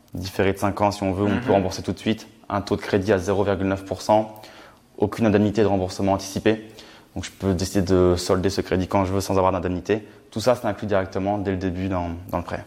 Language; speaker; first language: French; native; French